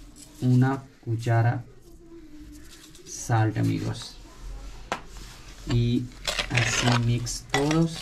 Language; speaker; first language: Spanish; non-native, learner; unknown